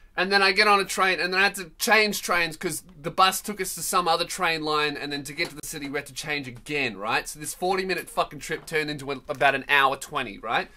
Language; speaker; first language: English; native; English